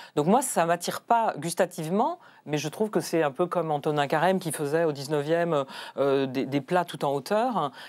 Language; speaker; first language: French; native; French